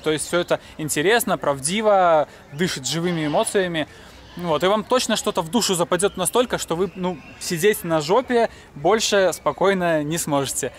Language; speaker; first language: Russian; native; Russian